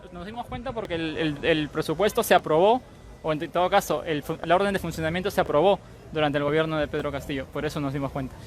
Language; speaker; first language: Spanish; native; Spanish